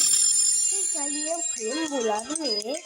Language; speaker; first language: Turkish; non-native, learner; Uzbek